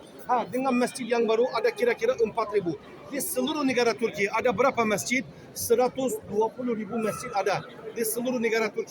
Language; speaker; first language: Indonesian; non-native, learner; Turkish